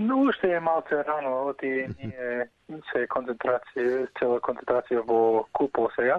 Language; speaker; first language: Macedonian; early bilingual, heritage; Macedonian